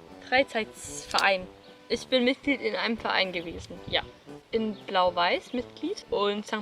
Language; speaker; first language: German; non-native, fluent; Swedish